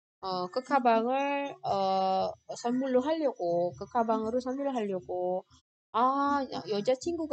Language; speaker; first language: Korean; non-native, learner; Indonesian